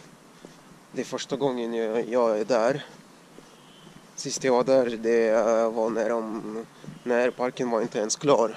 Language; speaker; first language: Swedish; non-native, fluent; Russian